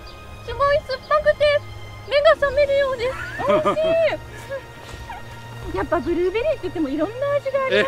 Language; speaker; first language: Japanese; native; Japanese